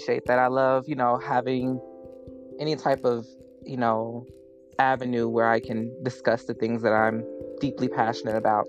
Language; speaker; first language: English; native; English